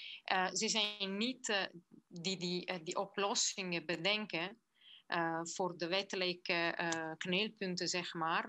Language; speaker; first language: Dutch; non-native, fluent; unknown